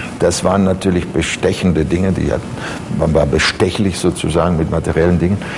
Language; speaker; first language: German; early bilingual, other home language; Croatian